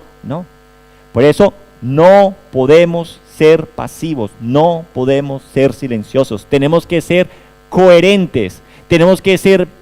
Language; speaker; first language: Spanish; native; Spanish